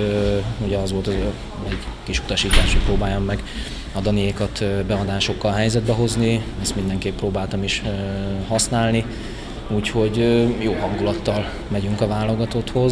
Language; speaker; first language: Hungarian; native; Hungarian